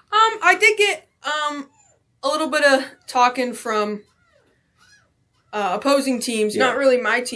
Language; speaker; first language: English; native; English